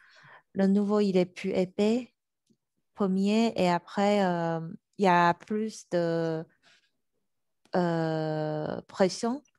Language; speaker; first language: French; non-native, learner; Chinese